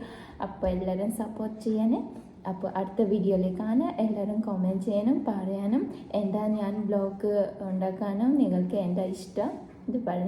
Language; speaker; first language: Malayalam; non-native, learner; Bodo